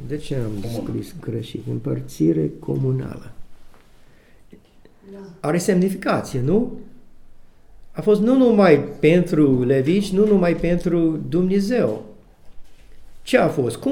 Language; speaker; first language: Romanian; non-native, learner; English